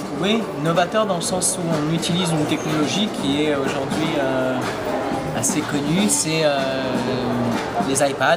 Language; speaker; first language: French; native; French